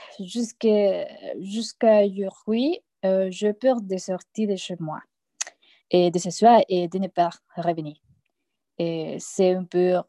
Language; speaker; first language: French; non-native, learner; Spanish